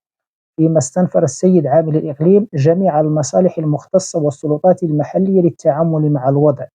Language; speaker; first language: Arabic; native; Arabic